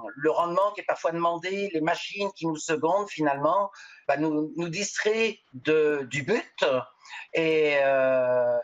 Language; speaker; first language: French; native; French